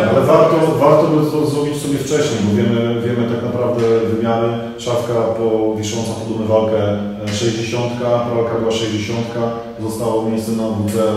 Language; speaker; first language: Polish; native; Polish